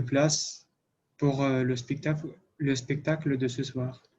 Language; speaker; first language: French; non-native, learner; Russian